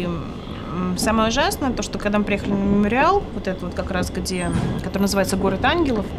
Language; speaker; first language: Russian; native; Russian